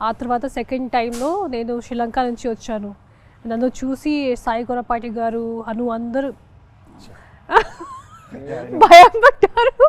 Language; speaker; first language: Telugu; non-native, local second language; Hindi